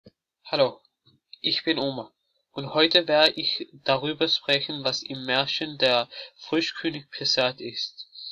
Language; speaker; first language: German; non-native, learner; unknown